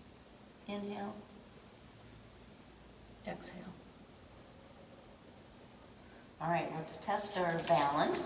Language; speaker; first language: English; native; English